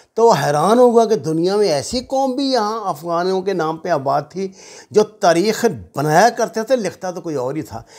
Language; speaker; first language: Urdu; native; Urdu